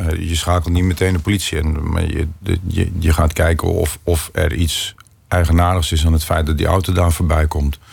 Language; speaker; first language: Dutch; native; Dutch